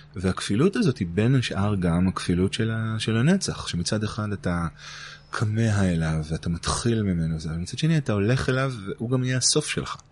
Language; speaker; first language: Hebrew; native; Hebrew